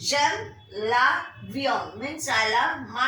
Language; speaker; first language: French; non-native, fluent; Bangla